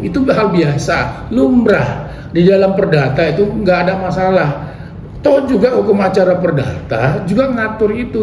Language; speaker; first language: Indonesian; native; Indonesian